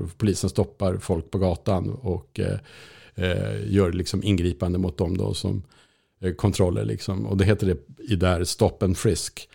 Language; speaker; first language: Swedish; native; Swedish